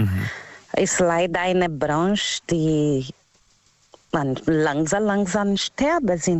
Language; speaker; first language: German; non-native, learner; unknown